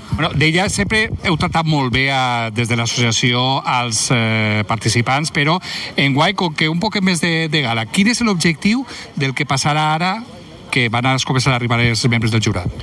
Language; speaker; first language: Catalan; native; Catalan